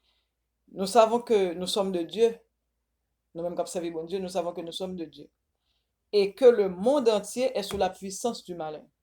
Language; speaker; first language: French; non-native, local second language; Haitian Creole